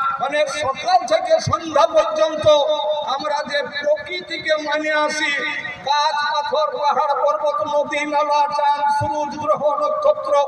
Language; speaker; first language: Bangla; non-native, local second language; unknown